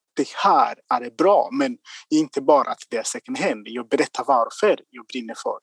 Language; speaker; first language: Swedish; non-native, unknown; Kinyarwanda